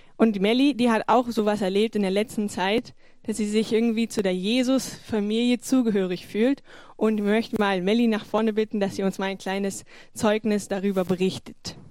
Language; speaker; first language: German; native; German